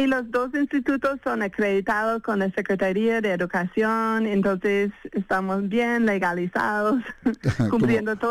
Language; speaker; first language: Spanish; non-native, fluent; English